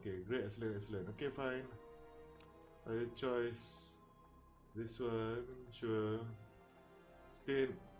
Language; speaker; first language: English; non-native, local second language; Malay